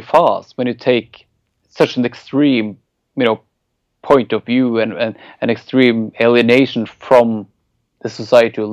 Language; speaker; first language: English; non-native, fluent; Norwegian